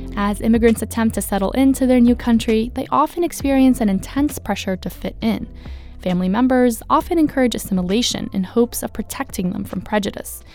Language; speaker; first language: English; early bilingual, other home language; Arabic